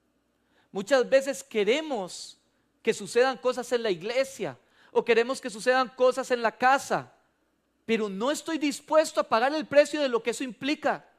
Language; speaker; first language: Spanish; native; Spanish